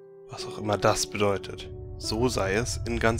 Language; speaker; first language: German; native; German